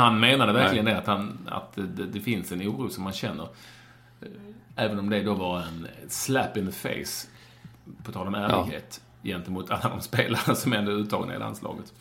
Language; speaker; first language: Swedish; native; Swedish